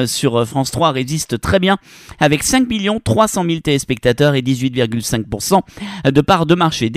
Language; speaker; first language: French; native; French